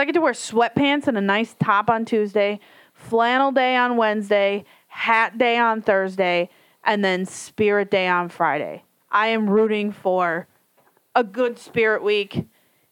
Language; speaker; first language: English; native; English